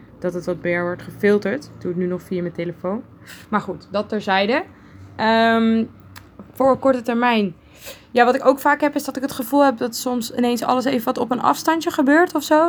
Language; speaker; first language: Dutch; native; Dutch